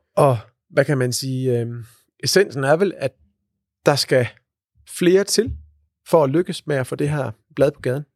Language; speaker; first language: Danish; native; Danish